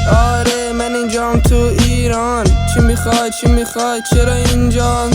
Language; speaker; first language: Persian; early bilingual, heritage; Persian